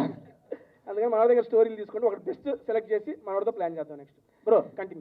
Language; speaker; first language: Telugu; native; Telugu